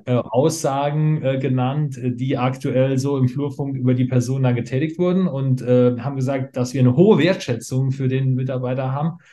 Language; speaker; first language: German; native; German